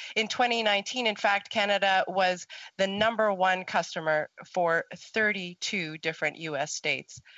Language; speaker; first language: English; native; English